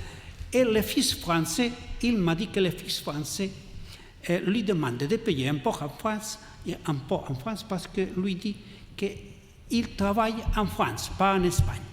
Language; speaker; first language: French; non-native, learner; Catalan